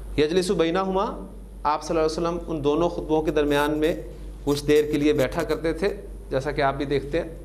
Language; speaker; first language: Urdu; native; Urdu